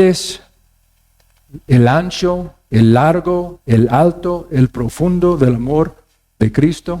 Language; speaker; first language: Spanish; non-native, fluent; English